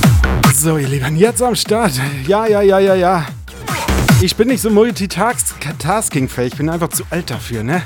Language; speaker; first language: German; native; German